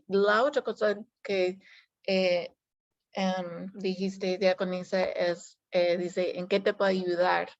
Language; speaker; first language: Spanish; non-native, fluent; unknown